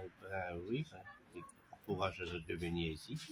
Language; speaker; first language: French; non-native, local second language; Réunion Creole French